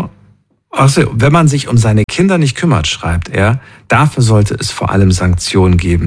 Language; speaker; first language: German; native; German